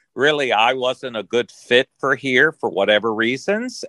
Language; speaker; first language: English; native; English